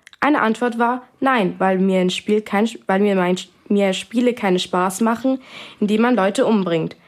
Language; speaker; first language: German; native; German